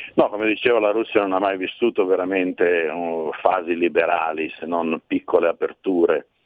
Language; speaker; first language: Italian; native; Italian